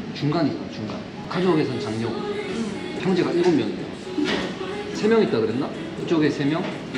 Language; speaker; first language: Korean; native; Korean